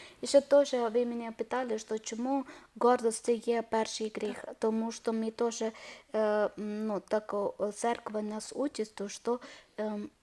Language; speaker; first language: Ukrainian; non-native, learner; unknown